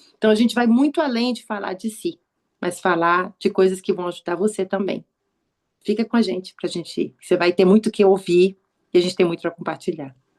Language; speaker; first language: Portuguese; native; Portuguese